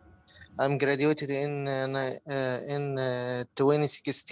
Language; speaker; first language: English; non-native, learner; Arabic